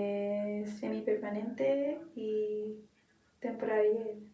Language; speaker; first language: Spanish; non-native, learner; English